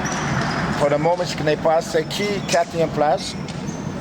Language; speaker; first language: French; non-native, learner; English